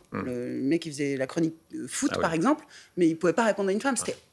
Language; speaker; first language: French; native; French